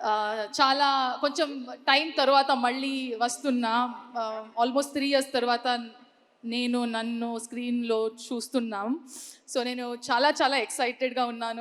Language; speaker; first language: Telugu; non-native, learner; Kannada